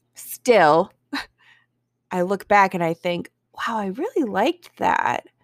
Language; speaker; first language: English; native; English